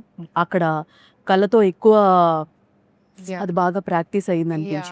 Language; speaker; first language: Telugu; native; Telugu